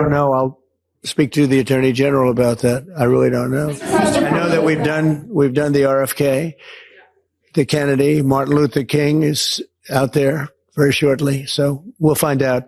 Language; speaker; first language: English; native; English